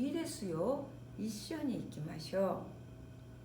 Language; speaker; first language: Japanese; non-native, fluent; Korean